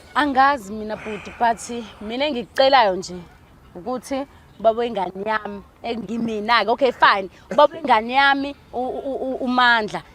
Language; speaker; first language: Zulu; native; Zulu